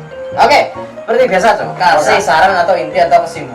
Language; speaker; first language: Indonesian; non-native, local second language; Javanese